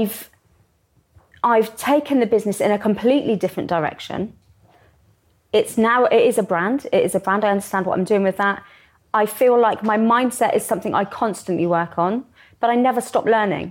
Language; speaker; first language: English; native; English